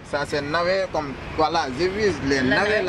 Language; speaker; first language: French; non-native, learner; Wolof